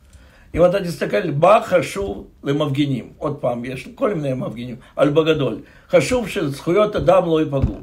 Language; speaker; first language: Hebrew; non-native, fluent; Russian